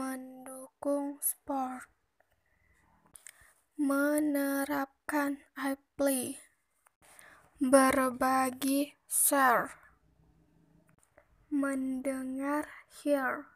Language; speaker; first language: Indonesian; native; Indonesian